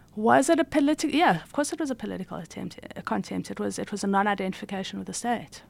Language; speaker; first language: English; native; English